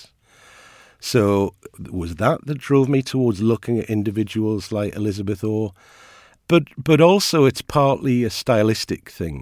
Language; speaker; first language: English; native; English